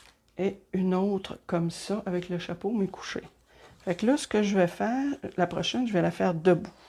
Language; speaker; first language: French; native; French